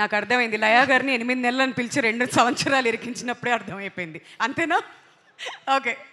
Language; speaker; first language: Telugu; native; Telugu